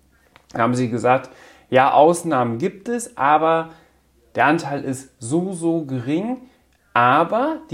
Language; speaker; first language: German; native; German